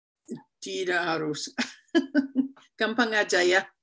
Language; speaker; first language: Indonesian; non-native, fluent; English